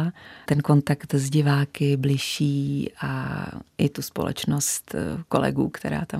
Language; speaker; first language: Czech; native; Czech